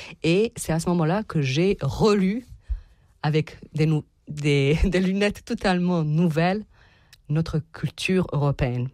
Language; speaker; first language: French; non-native, fluent; Serbian